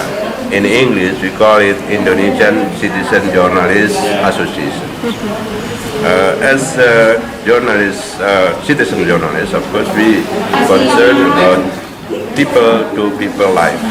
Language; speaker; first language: English; non-native, fluent; Indonesian